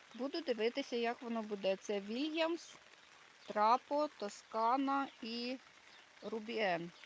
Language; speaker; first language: Ukrainian; native; Ukrainian